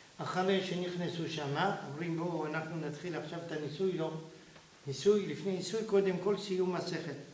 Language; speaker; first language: Hebrew; non-native, fluent; French